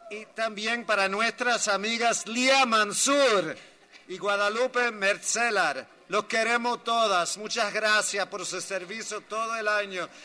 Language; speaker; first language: Spanish; early bilingual, heritage; Spanish